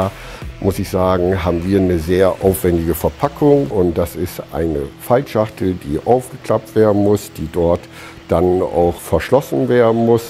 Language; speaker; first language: German; native; German